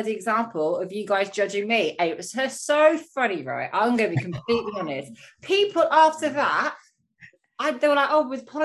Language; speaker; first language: English; native; English